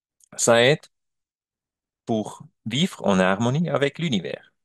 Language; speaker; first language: French; non-native, learner; German